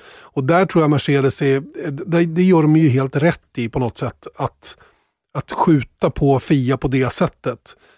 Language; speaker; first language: Swedish; native; Swedish